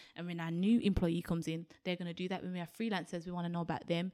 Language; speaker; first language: English; native; English